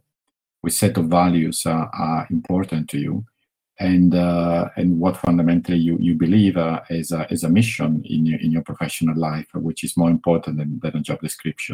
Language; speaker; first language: English; non-native, fluent; Italian